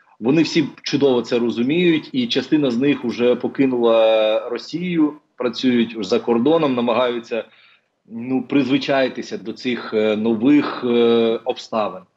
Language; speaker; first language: Ukrainian; non-native, local second language; Russian